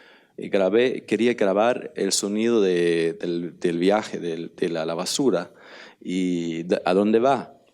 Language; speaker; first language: Spanish; non-native, learner; Danish